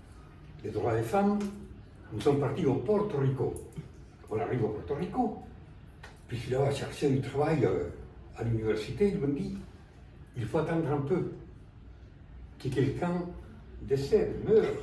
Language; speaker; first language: French; non-native, fluent; Spanish